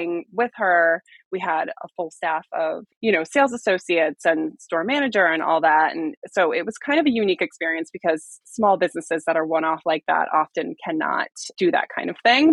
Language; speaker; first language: English; native; English